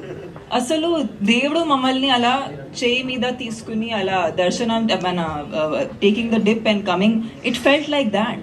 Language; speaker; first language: Telugu; non-native, fluent; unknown